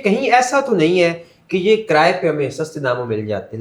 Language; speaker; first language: Urdu; native; Urdu